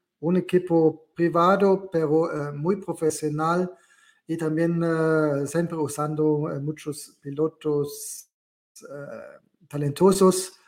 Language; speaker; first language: Spanish; non-native, learner; German